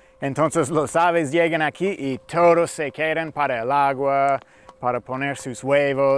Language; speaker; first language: Spanish; non-native, fluent; English